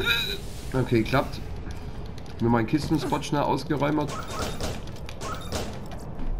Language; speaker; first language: German; native; German